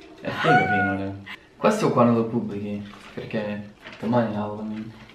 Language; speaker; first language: Italian; non-native, fluent; English